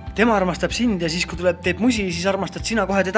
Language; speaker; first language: Estonian; native; Estonian